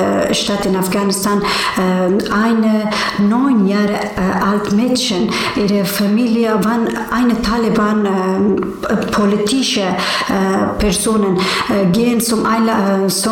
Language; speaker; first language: German; non-native, learner; Persian